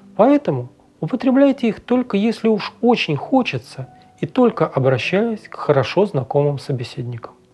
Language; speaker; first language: Russian; native; Russian